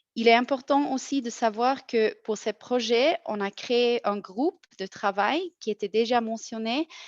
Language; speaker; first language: French; non-native, local second language; German